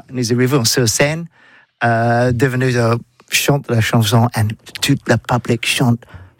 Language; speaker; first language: French; non-native, learner; English